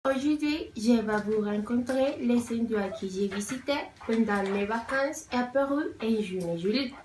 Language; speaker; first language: French; non-native, learner; Spanish